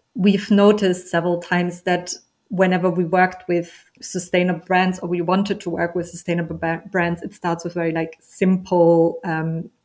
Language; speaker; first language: English; non-native, fluent; German